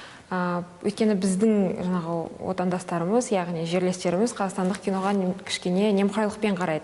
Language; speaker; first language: Kazakh; native; Kazakh